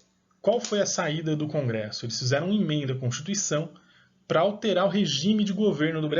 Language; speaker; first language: Portuguese; native; Portuguese